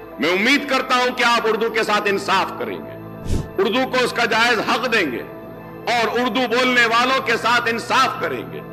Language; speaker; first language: Urdu; native; Urdu